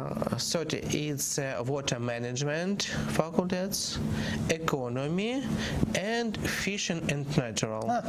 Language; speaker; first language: English; non-native, learner; Ukrainian